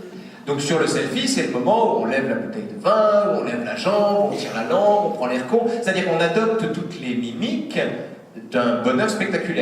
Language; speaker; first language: French; native; French